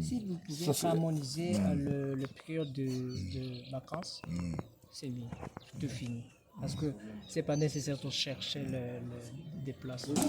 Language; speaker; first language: French; non-native, fluent; Japanese